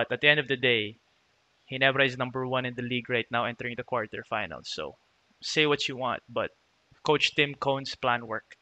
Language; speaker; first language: English; non-native, local second language; Filipino